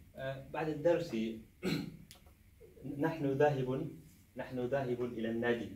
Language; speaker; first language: Arabic; non-native, learner; Somali